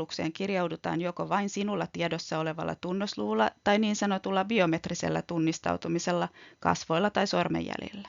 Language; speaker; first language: Finnish; native; Finnish